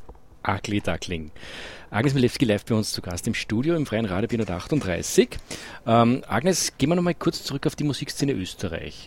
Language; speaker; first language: German; native; German